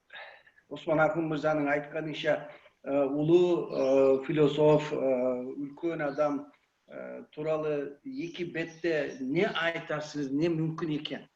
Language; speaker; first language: Kyrgyz; non-native, learner; Kazakh